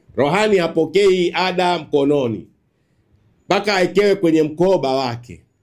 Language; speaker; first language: Swahili; native; Swahili